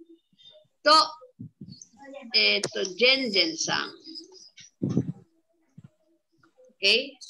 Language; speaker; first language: Japanese; non-native, fluent; Filipino